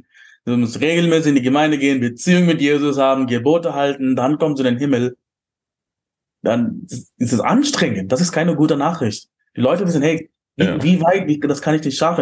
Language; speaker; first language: German; non-native, fluent; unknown